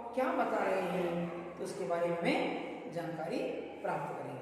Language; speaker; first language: Hindi; non-native, local second language; Kannada